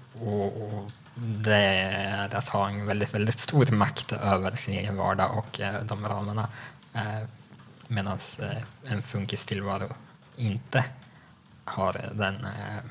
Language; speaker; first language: Swedish; native; Swedish